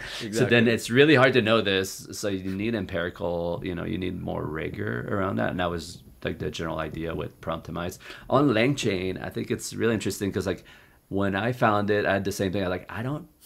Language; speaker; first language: English; native; English